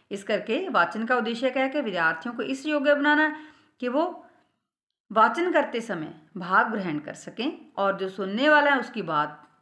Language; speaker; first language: Hindi; non-native, local second language; Punjabi